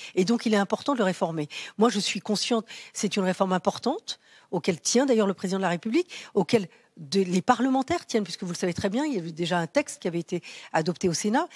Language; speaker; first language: French; native; French